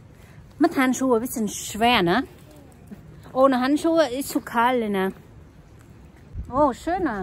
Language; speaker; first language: German; non-native, learner; Vietnamese